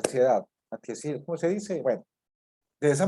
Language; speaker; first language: Spanish; native; Spanish